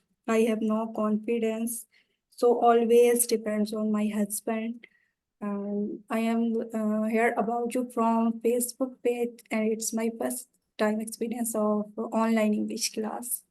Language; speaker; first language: English; non-native, learner; Urdu